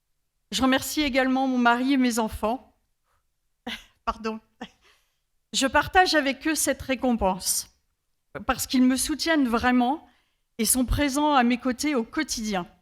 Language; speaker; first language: French; native; French